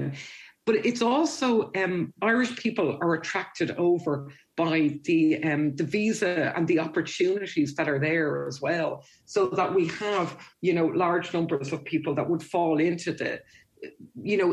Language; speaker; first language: English; native; English